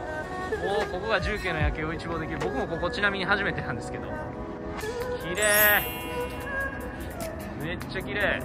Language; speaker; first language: Japanese; native; Japanese